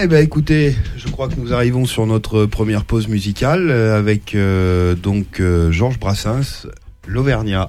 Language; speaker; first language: French; native; French